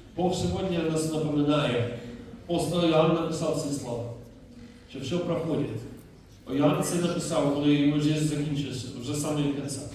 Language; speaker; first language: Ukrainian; non-native, fluent; Dutch